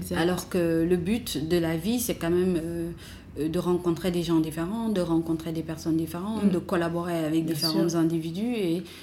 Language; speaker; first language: French; non-native, local second language; Wolof